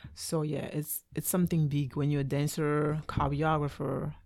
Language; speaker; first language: English; non-native, fluent; French